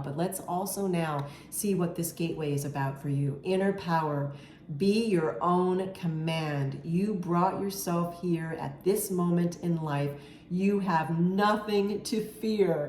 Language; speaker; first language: English; native; English